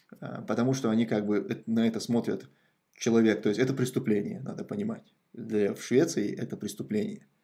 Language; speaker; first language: Russian; non-native, local second language; Chechen